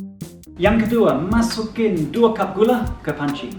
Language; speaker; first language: Indonesian; non-native, learner; English